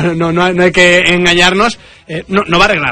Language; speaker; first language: Spanish; native; Spanish